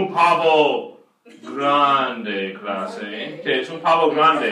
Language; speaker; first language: Spanish; non-native, fluent; English